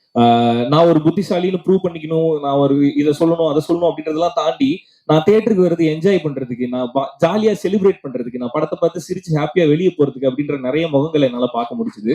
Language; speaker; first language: Tamil; native; Tamil